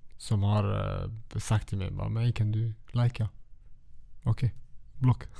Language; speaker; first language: Swedish; early bilingual, other home language; Kurdish